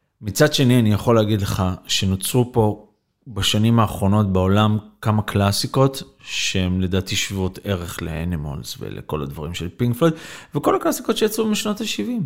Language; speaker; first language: Hebrew; native; Hebrew